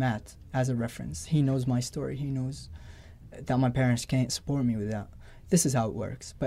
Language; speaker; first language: English; non-native, fluent; Arabic